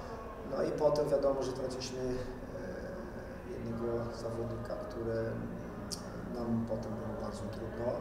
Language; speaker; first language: Polish; non-native, fluent; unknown